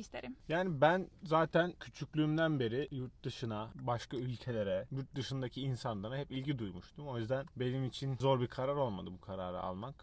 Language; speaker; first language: Turkish; native; Turkish